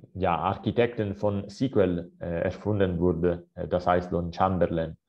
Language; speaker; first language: German; non-native, fluent; Italian